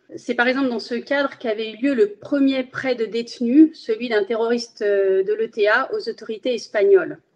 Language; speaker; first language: French; early bilingual, other home language; Spanish